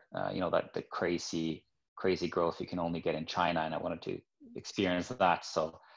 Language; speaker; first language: English; non-native, fluent; Norwegian